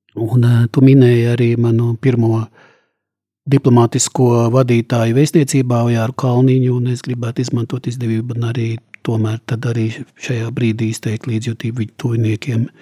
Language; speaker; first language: Latvian; native; Latvian